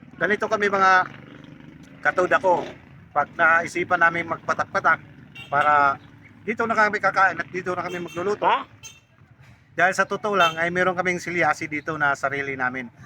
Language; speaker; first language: Filipino; non-native, local second language; Iloko